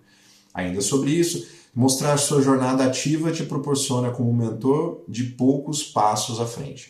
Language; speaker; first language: Portuguese; native; Portuguese